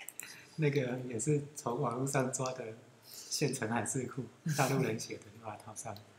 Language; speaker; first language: Chinese; native; Chinese